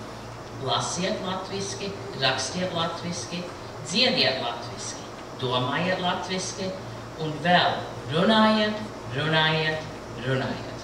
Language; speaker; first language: Latvian; early bilingual, heritage; Latvian